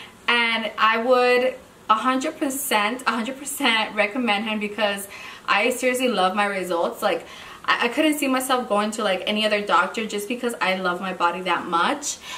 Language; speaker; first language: English; early bilingual, other home language; Spanish